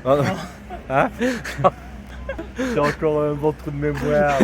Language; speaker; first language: French; native; French